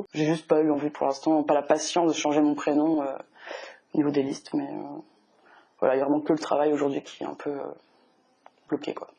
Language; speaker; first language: French; native; French